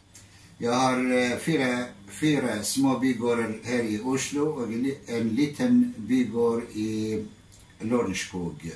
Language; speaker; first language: Norwegian; non-native, fluent; Arabic